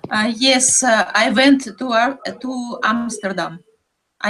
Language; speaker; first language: English; non-native, learner; Russian